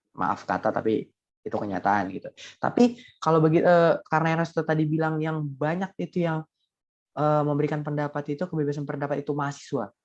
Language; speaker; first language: Indonesian; native; Indonesian